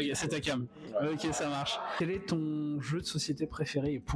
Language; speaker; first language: French; native; French